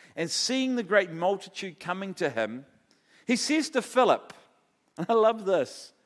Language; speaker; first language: English; native; English